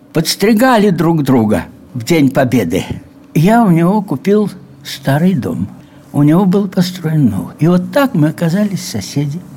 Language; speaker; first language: Russian; native; Russian